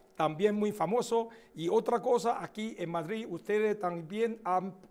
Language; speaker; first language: Spanish; non-native, fluent; Chinese